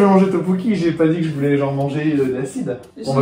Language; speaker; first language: French; native; French